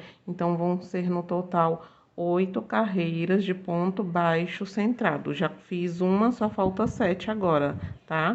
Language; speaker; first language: Portuguese; native; Portuguese